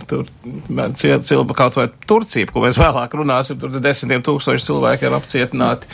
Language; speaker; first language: Latvian; early bilingual, heritage; Latvian